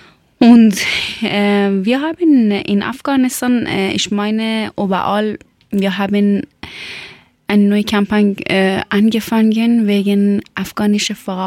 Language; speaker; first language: German; non-native, local second language; Persian